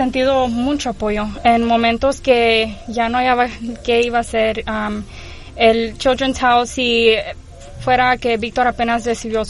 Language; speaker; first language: Spanish; early bilingual, heritage; Spanish